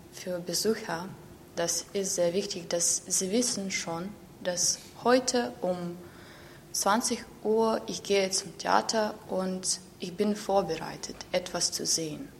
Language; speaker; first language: German; non-native, learner; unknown